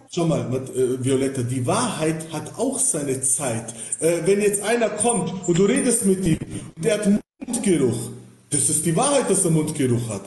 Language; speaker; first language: German; early bilingual, other home language; Bosnian